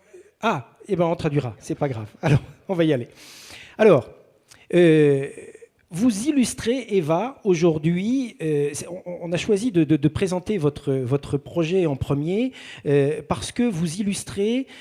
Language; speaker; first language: French; native; French